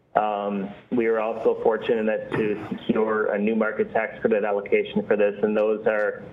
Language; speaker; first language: English; native; English